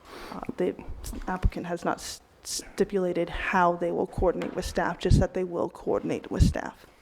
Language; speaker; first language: English; native; English